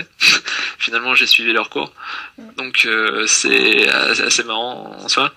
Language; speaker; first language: French; native; French